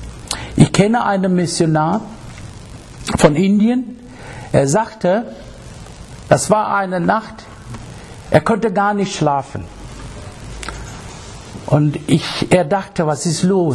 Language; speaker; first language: German; non-native, learner; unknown